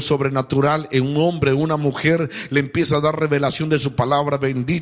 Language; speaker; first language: Spanish; native; Spanish